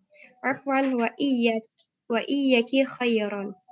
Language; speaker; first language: Arabic; non-native, learner; Indonesian